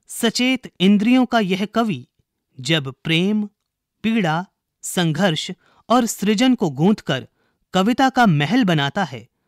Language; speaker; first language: Hindi; native; Hindi